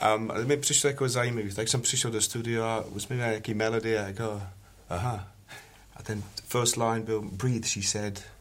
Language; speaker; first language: Czech; non-native, learner; English